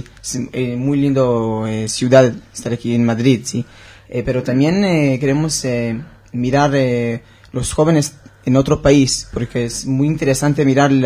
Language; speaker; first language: Spanish; non-native, learner; Hebrew